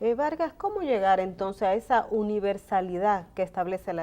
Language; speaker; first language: Spanish; native; Spanish